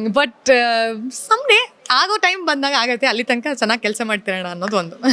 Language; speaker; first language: Kannada; native; Kannada